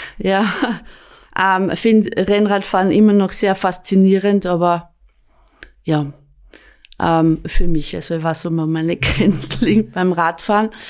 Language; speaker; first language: German; native; German